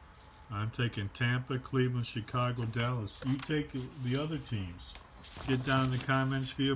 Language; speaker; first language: English; native; English